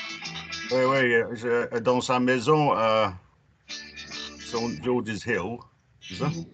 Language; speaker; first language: French; non-native, fluent; English